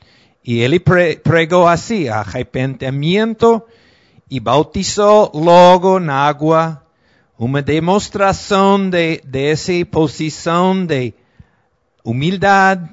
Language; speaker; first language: Portuguese; non-native, fluent; Spanish